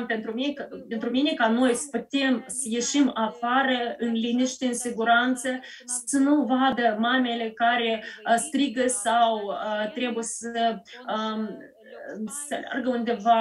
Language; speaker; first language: Romanian; early bilingual, heritage; Romanian